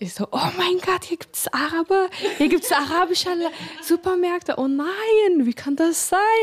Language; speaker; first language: German; non-native, fluent; Arabic